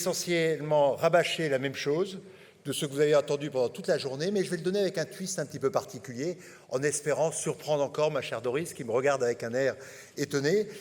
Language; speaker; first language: French; native; French